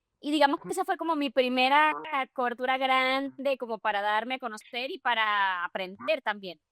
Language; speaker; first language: Spanish; native; Spanish